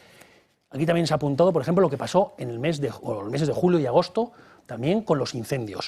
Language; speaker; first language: Spanish; native; Spanish